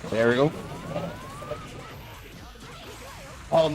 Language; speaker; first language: English; native; English